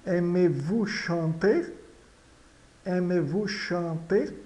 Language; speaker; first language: French; non-native, fluent; Portuguese